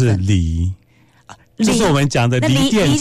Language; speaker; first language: Chinese; native; Chinese